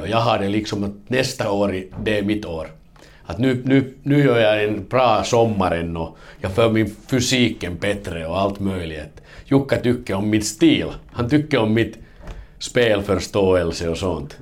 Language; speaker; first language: Swedish; non-native, learner; Finnish